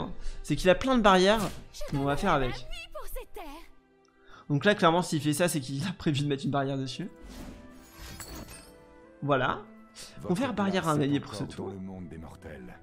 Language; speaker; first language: French; native; French